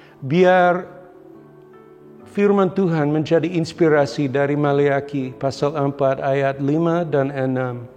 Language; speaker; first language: Indonesian; non-native, local second language; English